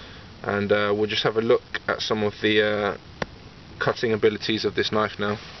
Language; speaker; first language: English; native; English